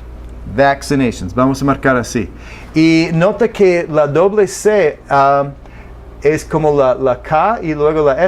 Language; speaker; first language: Spanish; non-native, fluent; English